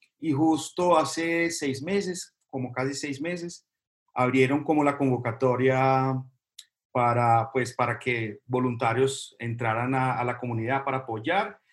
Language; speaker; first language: Spanish; non-native, fluent; Portuguese